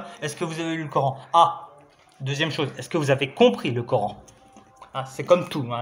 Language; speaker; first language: French; native; French